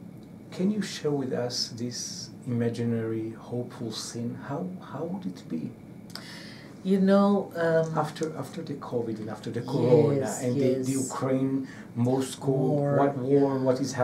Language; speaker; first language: English; non-native, fluent; Hebrew